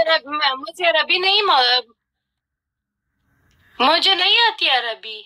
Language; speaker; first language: Hindi; non-native, fluent; Pashto